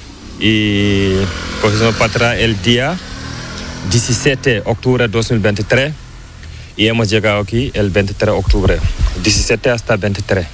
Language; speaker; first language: Spanish; non-native, learner; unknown